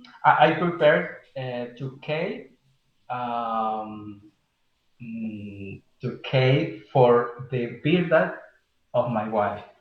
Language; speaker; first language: English; non-native, learner; Spanish